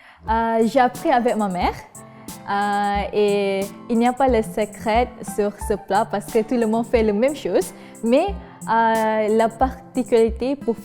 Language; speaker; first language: French; non-native, learner; Malay